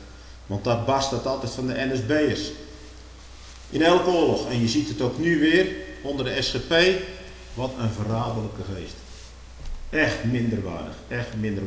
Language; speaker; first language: Dutch; native; Dutch